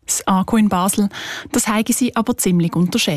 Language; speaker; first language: German; native; German